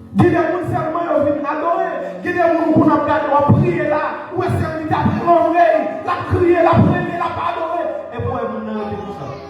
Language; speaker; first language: French; non-native, local second language; Haitian Creole